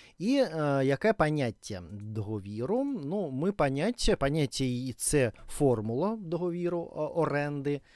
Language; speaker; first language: Ukrainian; non-native, learner; Russian